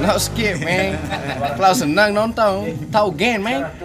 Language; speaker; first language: Indonesian; non-native, fluent; English